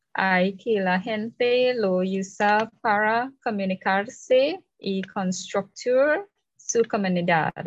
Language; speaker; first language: Spanish; non-native, learner; English